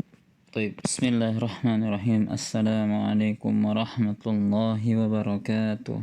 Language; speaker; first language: Arabic; non-native, fluent; Indonesian